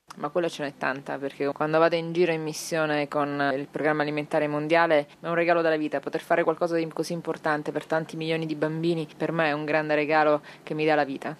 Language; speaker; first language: Italian; native; Italian